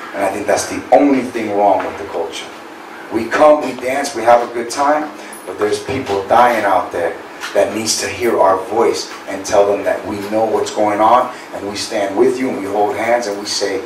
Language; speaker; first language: English; native; English